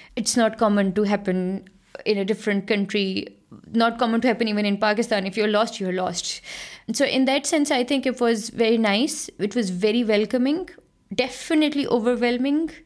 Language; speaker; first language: English; non-native, local second language; Punjabi